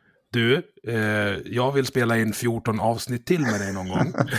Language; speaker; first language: Swedish; native; Swedish